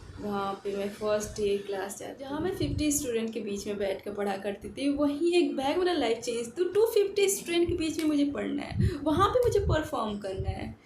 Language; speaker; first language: Hindi; native; Hindi